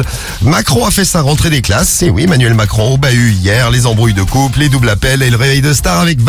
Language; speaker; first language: French; native; French